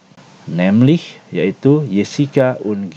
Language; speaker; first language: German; non-native, learner; Indonesian